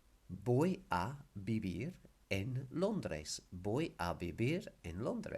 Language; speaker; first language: Spanish; non-native, fluent; English